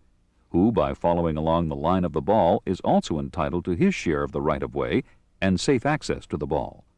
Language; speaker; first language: English; native; English